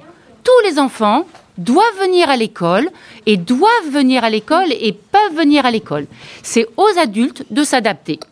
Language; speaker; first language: French; native; French